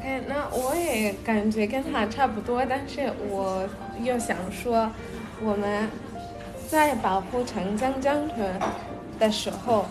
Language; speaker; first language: Chinese; non-native, learner; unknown